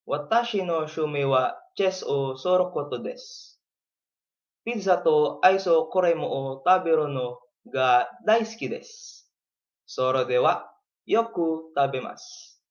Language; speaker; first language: Japanese; non-native, learner; Filipino